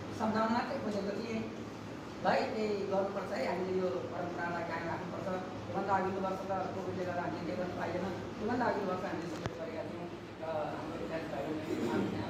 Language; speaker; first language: Nepali; native; Nepali